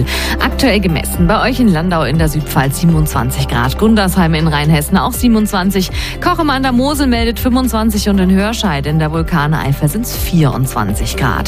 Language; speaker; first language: German; native; German